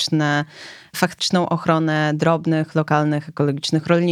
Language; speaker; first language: Polish; native; Polish